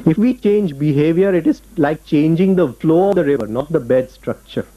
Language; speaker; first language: English; non-native, local second language; Gujarati